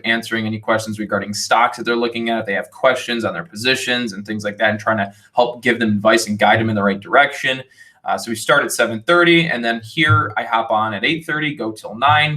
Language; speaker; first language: English; native; English